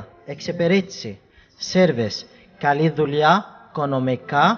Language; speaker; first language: Greek; non-native, fluent; Arabic